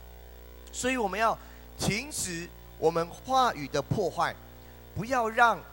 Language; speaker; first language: Chinese; native; Chinese